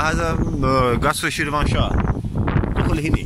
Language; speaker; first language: Arabic; non-native, learner; Azerbaijani